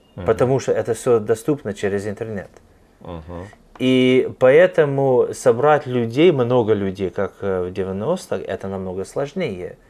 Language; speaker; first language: Russian; non-native, fluent; English